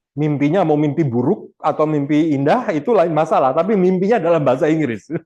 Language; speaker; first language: Indonesian; non-native, local second language; Achinese